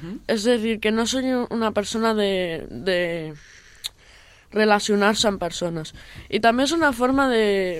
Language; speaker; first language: Catalan; non-native, local second language; Spanish